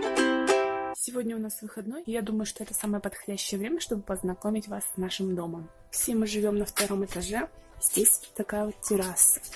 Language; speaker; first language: Russian; native; Russian